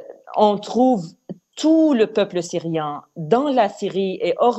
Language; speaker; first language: French; non-native, fluent; Arabic